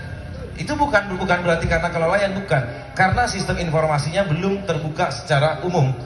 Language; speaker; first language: Indonesian; native; Indonesian